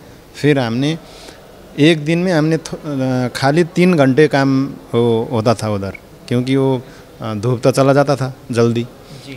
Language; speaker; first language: Hindi; non-native, learner; Nepali